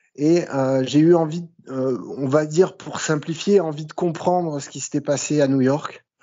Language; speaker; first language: French; native; French